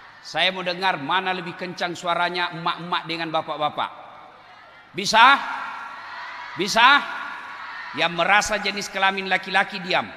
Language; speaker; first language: Indonesian; non-native, local second language; Buginese